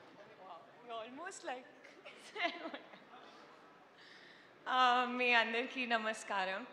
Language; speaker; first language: Telugu; non-native, learner; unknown